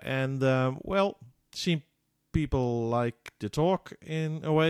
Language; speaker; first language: English; non-native, fluent; Dutch